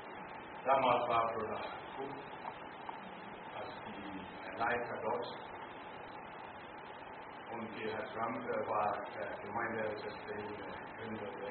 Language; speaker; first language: German; non-native, learner; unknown